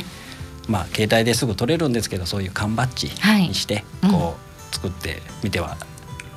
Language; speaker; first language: Japanese; native; Japanese